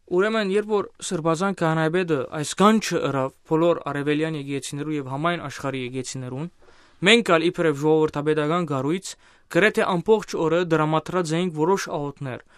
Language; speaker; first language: Armenian; native; Armenian